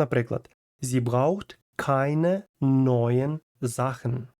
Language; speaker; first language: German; non-native, fluent; Ukrainian